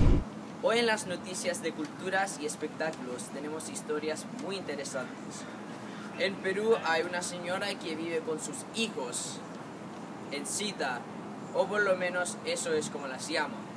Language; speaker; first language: Spanish; non-native, learner; English